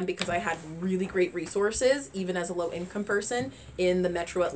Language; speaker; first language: English; native; English